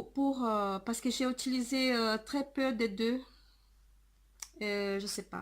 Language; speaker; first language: French; non-native, fluent; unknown